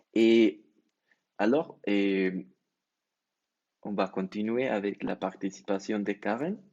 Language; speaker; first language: French; non-native, learner; Spanish